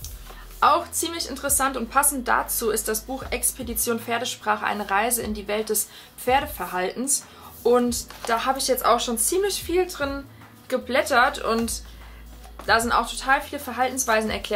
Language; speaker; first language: German; native; German